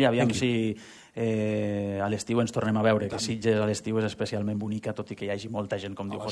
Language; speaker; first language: Catalan; native; Catalan